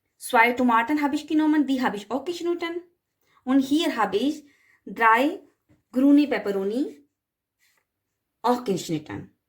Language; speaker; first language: German; non-native, learner; Urdu